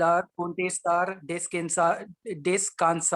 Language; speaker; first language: Spanish; non-native, learner; Hindi